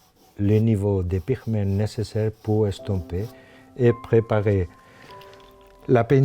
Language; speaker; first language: French; non-native, fluent; Spanish